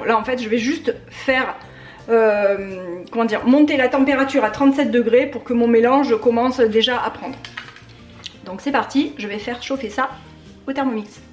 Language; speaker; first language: French; native; French